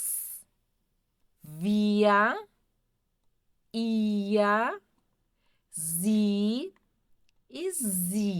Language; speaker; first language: German; non-native, fluent; Portuguese